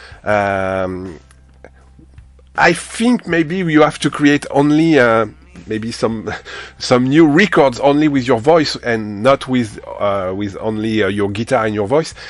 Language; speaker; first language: English; non-native, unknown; French